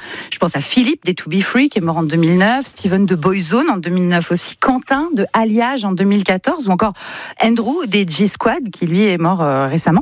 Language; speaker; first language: French; native; French